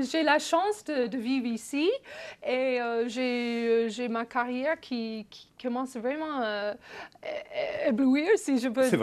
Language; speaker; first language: French; non-native, fluent; English